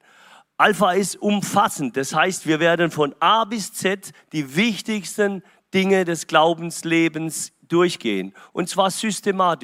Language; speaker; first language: German; native; German